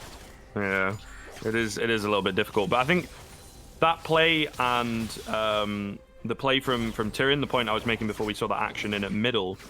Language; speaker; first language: English; native; English